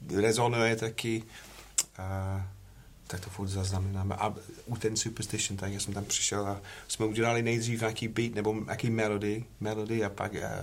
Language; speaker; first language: Czech; non-native, learner; English